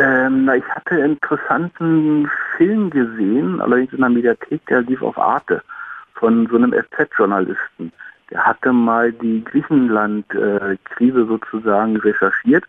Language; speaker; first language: German; native; German